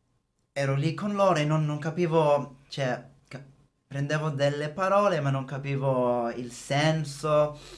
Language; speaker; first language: Italian; non-native, fluent; English